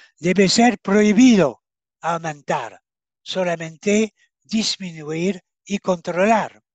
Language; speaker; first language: Spanish; non-native, fluent; French